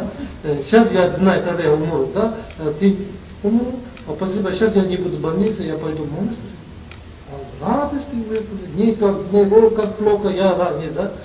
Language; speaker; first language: Russian; non-native, learner; Tibetan